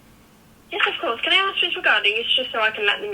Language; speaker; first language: English; native; English